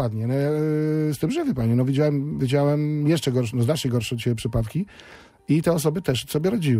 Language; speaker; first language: Polish; native; Polish